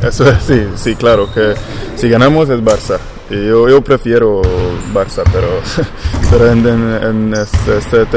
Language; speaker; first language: Spanish; non-native, learner; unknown